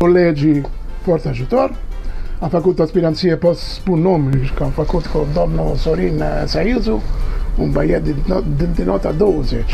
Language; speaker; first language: Romanian; non-native, learner; Italian